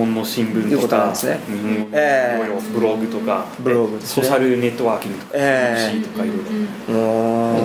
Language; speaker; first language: Japanese; non-native, fluent; English